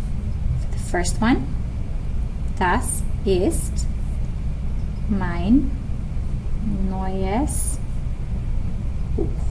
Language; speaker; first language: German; non-native, fluent; English